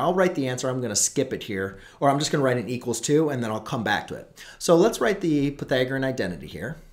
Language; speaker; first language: English; native; English